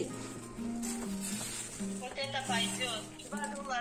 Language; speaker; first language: Russian; non-native, learner; Tajik